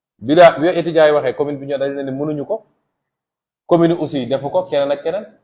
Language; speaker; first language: Wolof; non-native, local second language; Jola-Fonyi